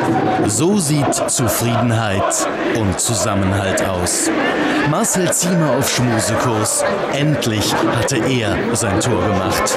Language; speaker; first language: German; native; German